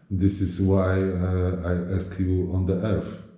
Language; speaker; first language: English; non-native, learner; Polish